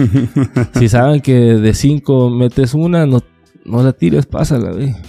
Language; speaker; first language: Spanish; native; Spanish